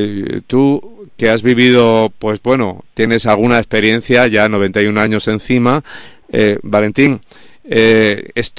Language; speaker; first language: Spanish; native; Spanish